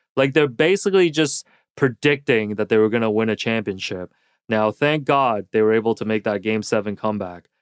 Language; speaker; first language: English; native; English